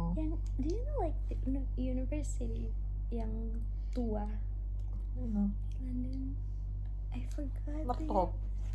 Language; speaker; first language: English; non-native, local second language; Indonesian